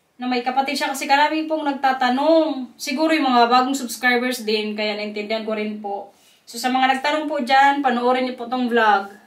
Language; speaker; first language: Filipino; non-native, local second language; Waray